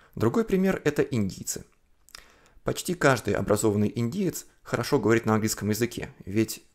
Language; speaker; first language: Russian; non-native, fluent; Chinese